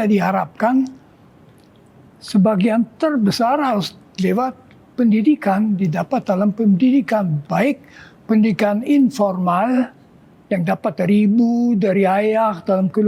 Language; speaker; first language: Indonesian; non-native, fluent; German